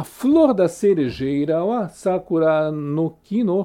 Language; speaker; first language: Japanese; non-native, fluent; Portuguese